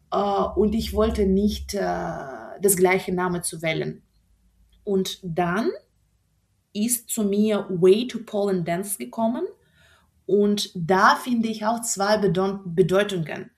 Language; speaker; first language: German; non-native, fluent; Russian